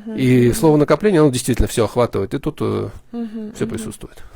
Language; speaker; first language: Russian; native; Russian